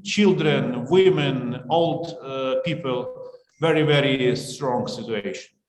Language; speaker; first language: English; non-native, learner; Ukrainian